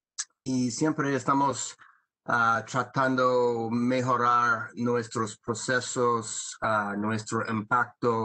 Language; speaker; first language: Spanish; non-native, learner; English